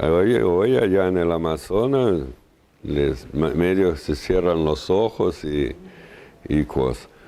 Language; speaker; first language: Spanish; non-native, fluent; Portuguese